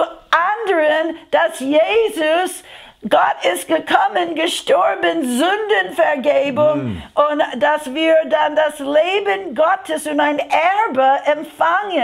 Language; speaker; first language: German; non-native, fluent; English